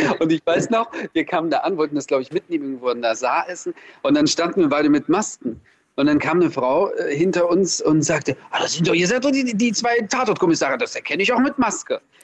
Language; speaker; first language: German; early bilingual, other home language; Russian